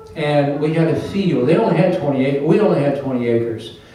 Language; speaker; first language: English; native; English